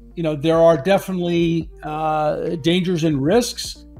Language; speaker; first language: English; native; English